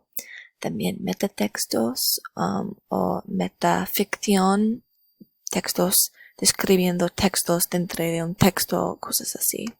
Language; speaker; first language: Spanish; non-native, learner; English